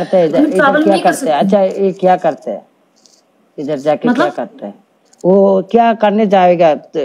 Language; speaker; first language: Hindi; non-native, learner; Bangla